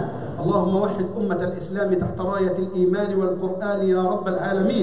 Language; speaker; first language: Arabic; native; Arabic